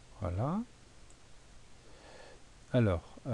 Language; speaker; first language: French; native; French